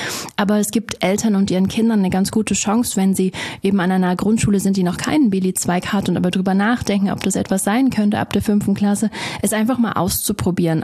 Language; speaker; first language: German; native; German